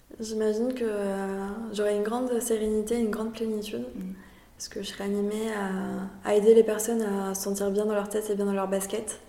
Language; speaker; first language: French; early bilingual, other home language; Spanish